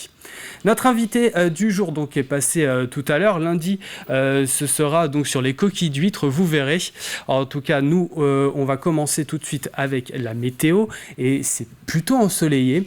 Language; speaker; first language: French; native; French